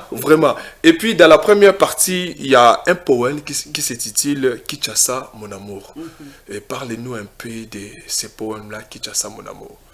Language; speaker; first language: French; non-native, local second language; Lingala